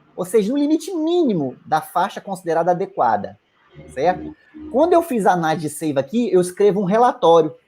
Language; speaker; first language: Portuguese; native; Portuguese